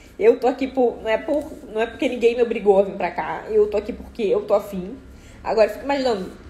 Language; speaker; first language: Portuguese; native; Portuguese